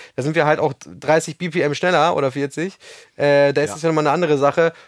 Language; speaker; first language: German; native; German